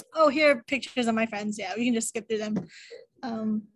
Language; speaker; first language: English; native; English